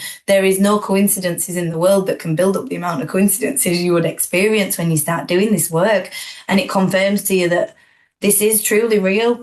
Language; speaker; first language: English; native; English